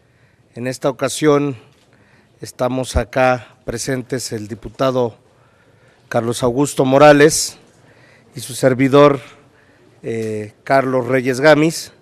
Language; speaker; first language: Spanish; native; Spanish